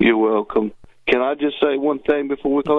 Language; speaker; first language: English; native; English